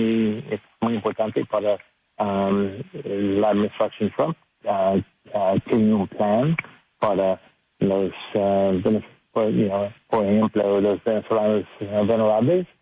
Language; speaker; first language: Spanish; non-native, learner; English